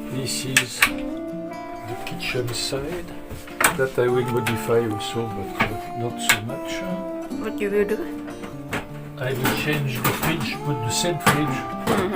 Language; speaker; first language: English; non-native, fluent; French